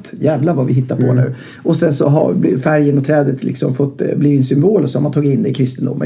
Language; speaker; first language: Swedish; native; Swedish